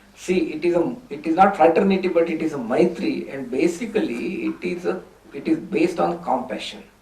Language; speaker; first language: English; non-native, local second language; Hindi